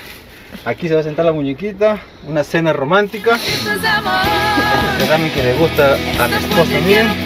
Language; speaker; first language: Spanish; native; Spanish